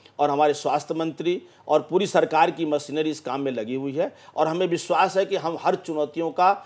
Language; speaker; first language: Hindi; native; Hindi